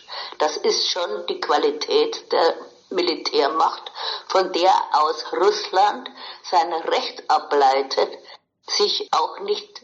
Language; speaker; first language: German; native; German